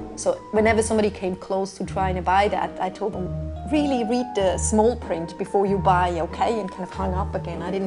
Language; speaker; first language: English; non-native, fluent; Swiss German